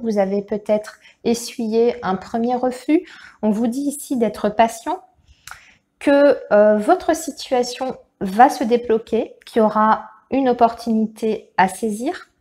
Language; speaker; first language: French; native; French